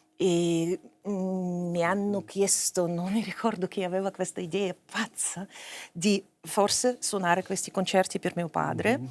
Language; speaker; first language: Italian; non-native, fluent; Russian